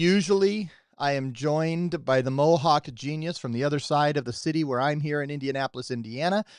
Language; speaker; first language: English; native; English